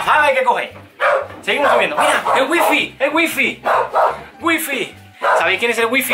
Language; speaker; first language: Spanish; native; Spanish